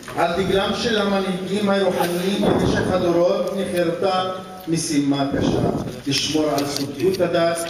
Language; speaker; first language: Hebrew; non-native, local second language; Arabic